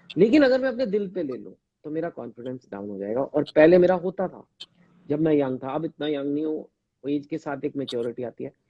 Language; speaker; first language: Hindi; native; Hindi